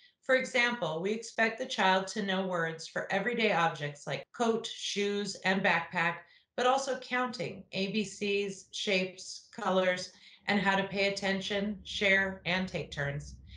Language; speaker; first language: English; native; English